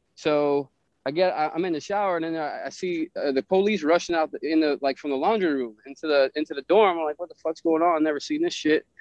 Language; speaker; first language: English; native; English